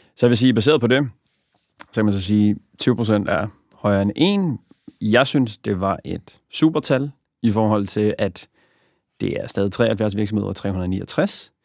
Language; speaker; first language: Danish; early bilingual, other home language; Bosnian